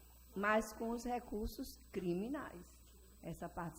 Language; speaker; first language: Portuguese; native; Portuguese